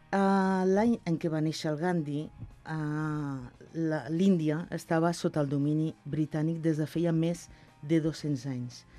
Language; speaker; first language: Catalan; non-native, local second language; Spanish